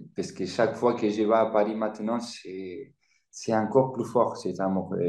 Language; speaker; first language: French; non-native, learner; Spanish